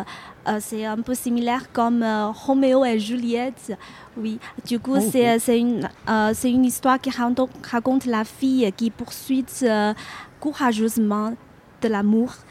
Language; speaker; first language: French; non-native, fluent; Chinese